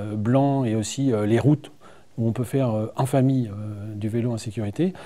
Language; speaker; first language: French; native; French